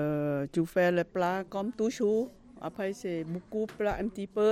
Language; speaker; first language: French; non-native, learner; Thai